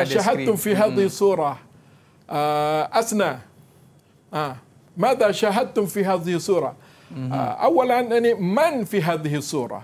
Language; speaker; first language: Arabic; non-native, fluent; Malay